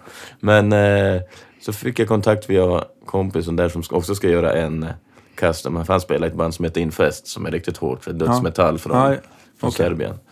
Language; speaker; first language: Swedish; native; Swedish